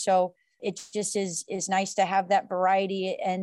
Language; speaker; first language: English; native; English